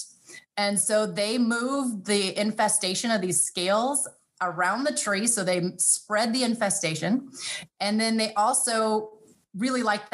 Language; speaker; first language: English; native; English